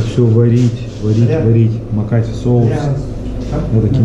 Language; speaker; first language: Russian; native; Russian